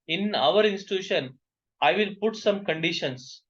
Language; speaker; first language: English; non-native, local second language; Kannada